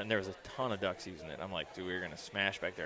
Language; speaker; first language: English; native; English